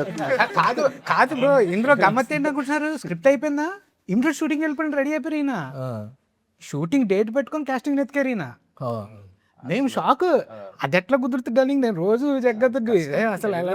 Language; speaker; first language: Telugu; native; Telugu